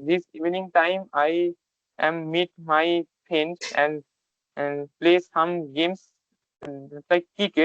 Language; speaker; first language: English; non-native, learner; Bangla